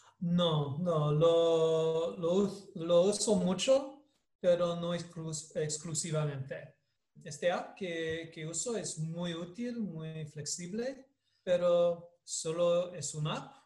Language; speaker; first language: Spanish; non-native, learner; English